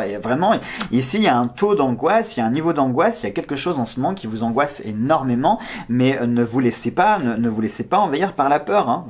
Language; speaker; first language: French; native; French